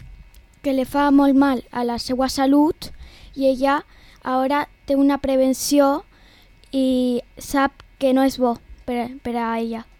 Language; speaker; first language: Catalan; non-native, local second language; Spanish